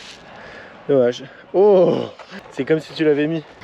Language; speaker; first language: French; native; French